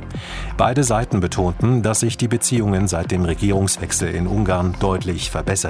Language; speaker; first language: German; native; German